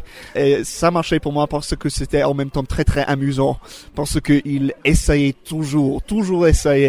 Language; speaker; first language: French; non-native, learner; English